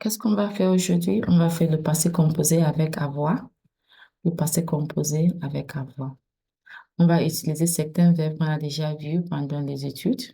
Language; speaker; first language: French; non-native, fluent; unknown